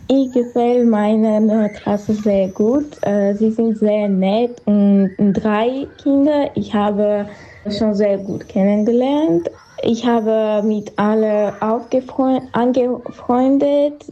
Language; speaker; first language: German; non-native, learner; Armenian